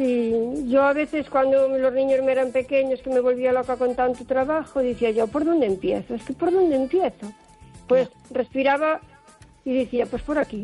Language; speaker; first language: Spanish; native; Spanish